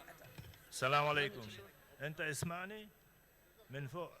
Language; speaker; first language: Arabic; non-native, learner; Uzbek